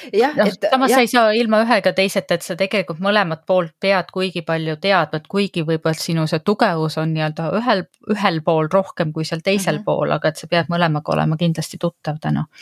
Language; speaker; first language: Estonian; native; Estonian